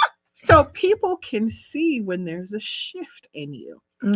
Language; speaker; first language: English; native; English